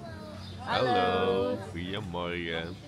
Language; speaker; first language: Dutch; native; Dutch